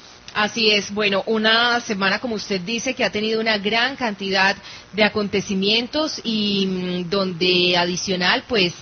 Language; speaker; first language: Spanish; native; Spanish